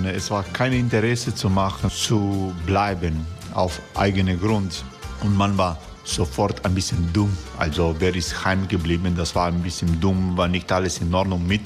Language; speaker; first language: German; non-native, learner; Croatian